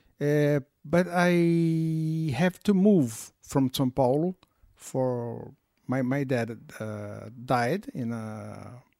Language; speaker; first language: English; non-native, learner; Portuguese